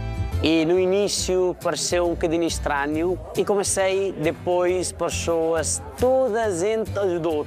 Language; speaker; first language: Portuguese; non-native, fluent; Nepali